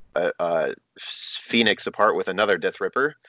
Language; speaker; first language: English; native; English